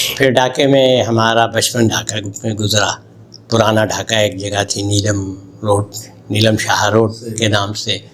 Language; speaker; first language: Urdu; native; Urdu